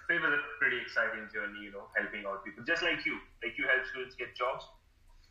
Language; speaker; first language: English; non-native, local second language; Hindi